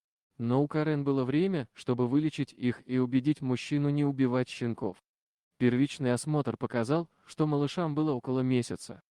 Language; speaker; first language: Russian; native; Russian